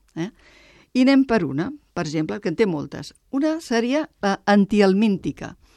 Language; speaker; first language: Catalan; native; Catalan